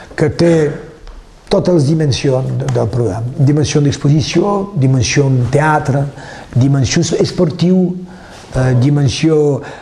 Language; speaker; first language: Catalan; non-native, local second language; French